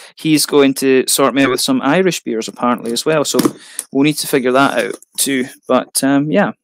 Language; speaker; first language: English; native; English